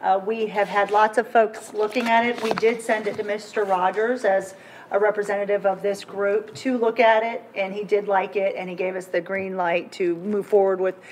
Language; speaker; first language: English; native; English